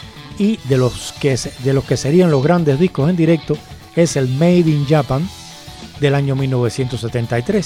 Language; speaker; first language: Spanish; native; Spanish